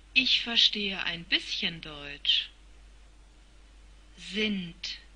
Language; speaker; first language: German; native; German